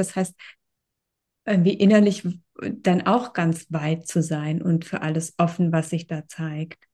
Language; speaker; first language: German; native; German